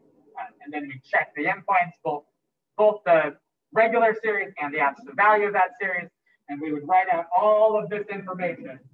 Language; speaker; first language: English; native; English